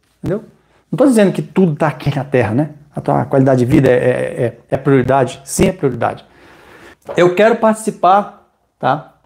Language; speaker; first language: Portuguese; native; Portuguese